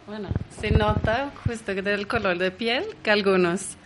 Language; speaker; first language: Spanish; non-native, fluent; Swedish